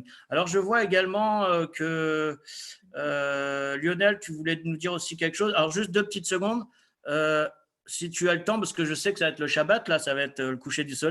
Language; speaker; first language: French; native; French